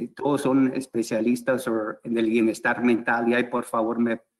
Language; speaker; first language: Spanish; early bilingual, heritage; Spanish